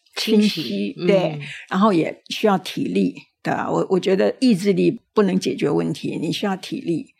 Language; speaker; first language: Chinese; native; Chinese